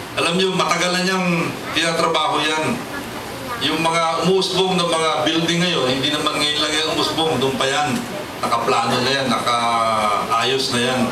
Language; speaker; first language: Filipino; native; Filipino